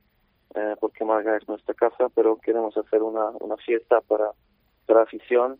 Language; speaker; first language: Spanish; non-native, fluent; Polish